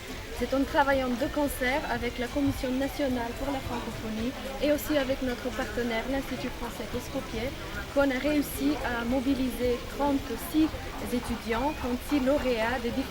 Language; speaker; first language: French; non-native, fluent; Macedonian